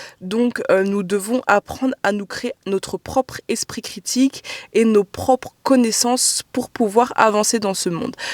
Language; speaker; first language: French; native; French